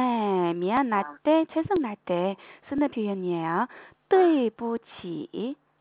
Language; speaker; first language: Korean; non-native, fluent; Chinese